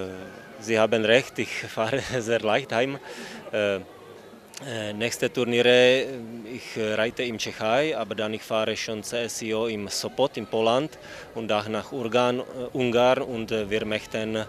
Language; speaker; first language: German; non-native, learner; Czech